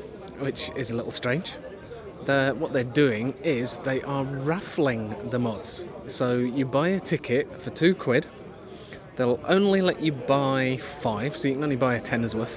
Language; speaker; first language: English; native; English